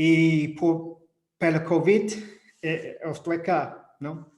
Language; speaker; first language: Portuguese; non-native, fluent; English